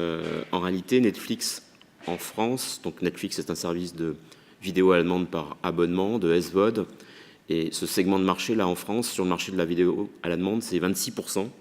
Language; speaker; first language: French; native; French